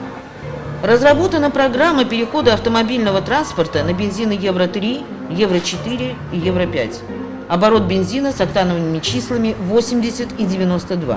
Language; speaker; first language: Russian; native; Russian